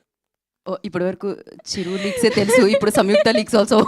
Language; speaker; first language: Telugu; native; Telugu